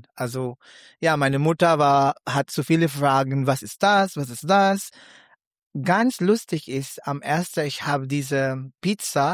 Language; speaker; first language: German; non-native, learner; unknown